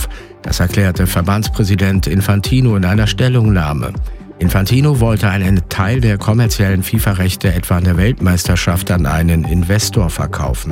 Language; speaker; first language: German; native; German